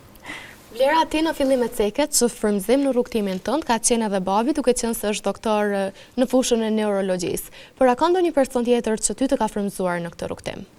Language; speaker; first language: Albanian; native; Albanian